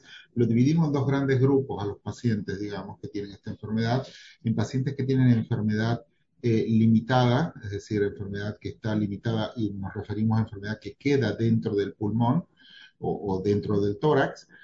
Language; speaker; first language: Spanish; native; Spanish